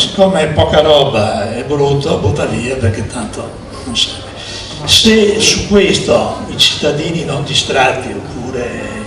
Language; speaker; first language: Italian; native; Italian